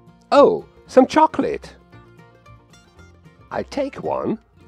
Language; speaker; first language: English; non-native, fluent; Hungarian